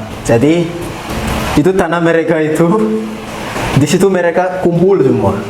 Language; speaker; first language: Indonesian; non-native, fluent; Malagasy